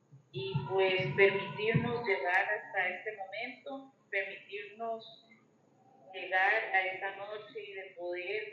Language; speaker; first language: Spanish; native; Spanish